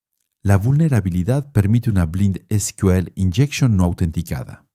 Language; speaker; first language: Spanish; non-native, fluent; French